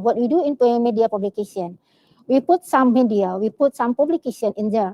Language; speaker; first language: English; non-native, learner; Indonesian